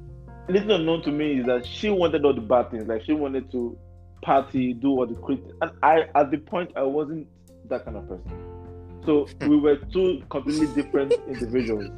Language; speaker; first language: English; non-native, local second language; Yoruba